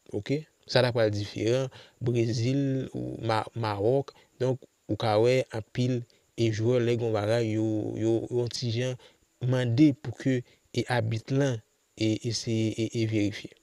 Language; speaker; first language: French; non-native, local second language; Haitian Creole